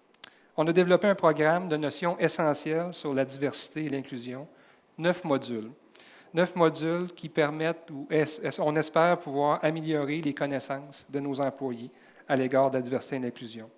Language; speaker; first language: French; native; French